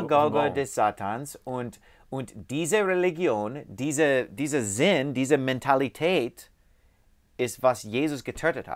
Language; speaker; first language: German; non-native, fluent; English